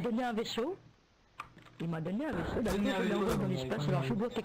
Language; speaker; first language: French; native; French